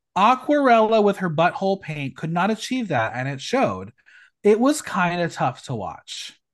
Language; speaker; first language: English; native; English